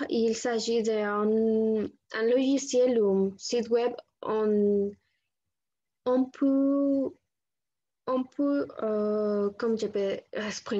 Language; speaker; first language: French; non-native, learner; Spanish